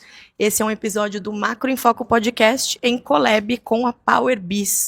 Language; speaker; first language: Portuguese; native; Portuguese